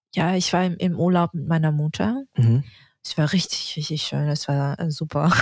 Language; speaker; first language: German; non-native, fluent; Russian